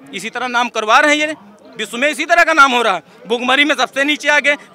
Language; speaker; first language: Hindi; native; Hindi